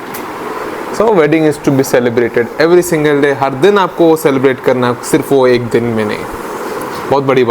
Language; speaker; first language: Hindi; native; Hindi